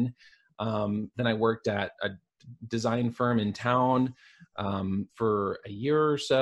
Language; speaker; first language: English; native; English